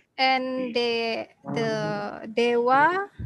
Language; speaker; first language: English; non-native, learner; Indonesian